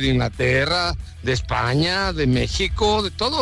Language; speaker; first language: Spanish; native; Spanish